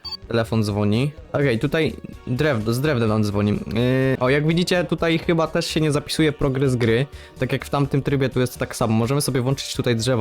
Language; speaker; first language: Polish; native; Polish